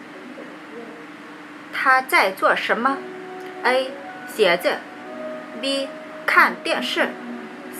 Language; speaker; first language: Chinese; non-native, learner; Vietnamese